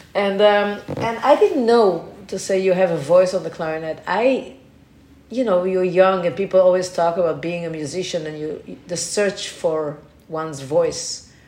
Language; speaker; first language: English; non-native, fluent; Hebrew